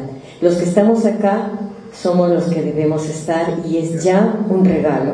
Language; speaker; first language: Spanish; native; Spanish